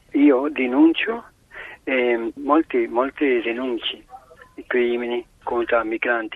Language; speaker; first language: Italian; non-native, learner; Spanish